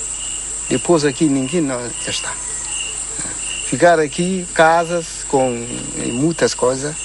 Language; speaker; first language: Portuguese; non-native, learner; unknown